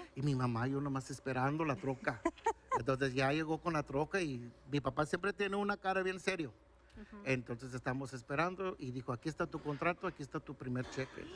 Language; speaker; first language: Spanish; early bilingual, heritage; Spanish